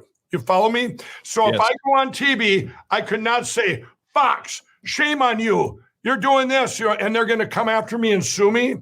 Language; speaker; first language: English; native; English